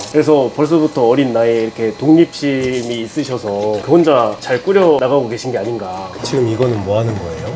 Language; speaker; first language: Korean; native; Korean